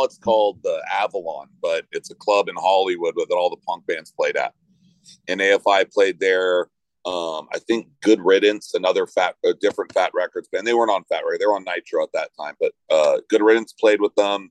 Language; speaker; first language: English; native; English